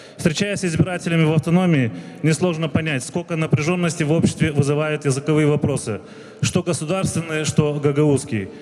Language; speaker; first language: Russian; non-native, local second language; Gagauz